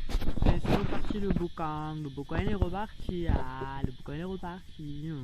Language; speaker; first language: French; native; French